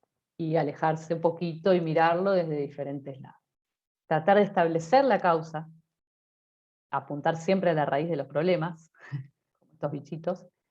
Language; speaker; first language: Spanish; native; Spanish